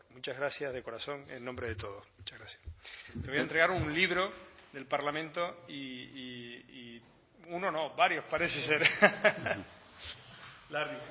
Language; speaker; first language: Spanish; native; Spanish